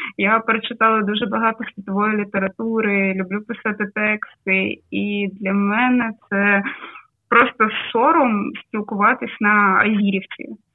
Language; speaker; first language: Ukrainian; non-native, local second language; Russian